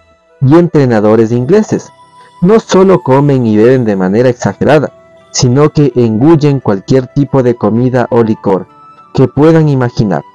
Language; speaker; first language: Spanish; native; Spanish